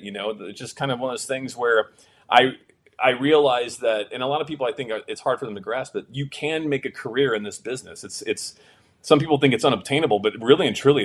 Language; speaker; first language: English; native; English